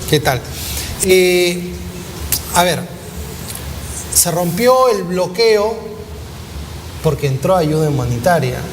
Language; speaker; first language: Spanish; native; Spanish